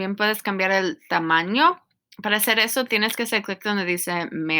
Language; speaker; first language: Spanish; non-native, learner; English